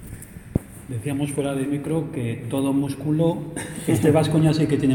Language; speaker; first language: Spanish; native; Spanish